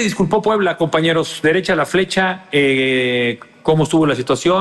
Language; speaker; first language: Spanish; native; Spanish